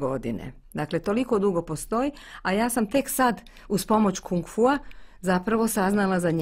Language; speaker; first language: Bosnian; native; Bosnian